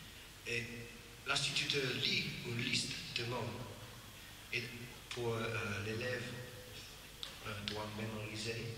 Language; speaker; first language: French; non-native, learner; English